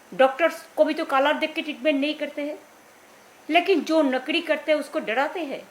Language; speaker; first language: Hindi; non-native, local second language; Bangla